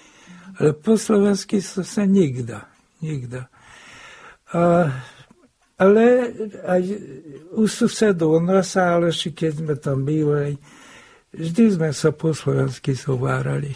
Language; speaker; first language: Slovak; early bilingual, heritage; Hungarian